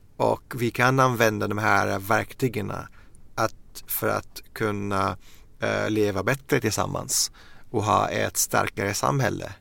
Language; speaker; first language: Swedish; non-native, fluent; Arabic